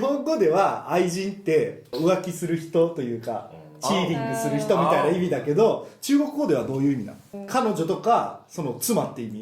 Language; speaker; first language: Japanese; native; Japanese